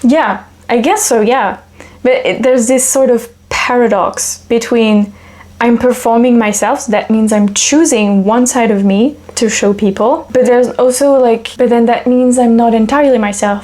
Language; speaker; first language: English; non-native, fluent; French